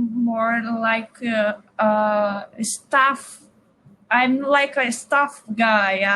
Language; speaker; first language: English; non-native, learner; Portuguese